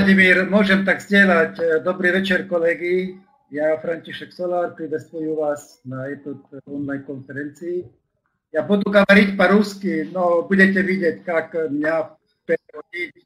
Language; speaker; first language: Russian; non-native, learner; Slovak